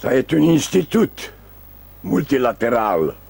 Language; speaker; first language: French; non-native, learner; Romanian